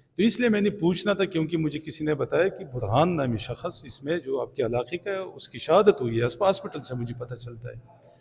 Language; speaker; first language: Urdu; non-native, local second language; Pashto